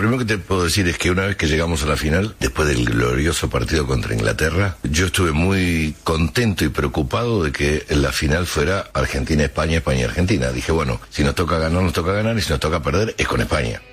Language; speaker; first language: Spanish; native; Spanish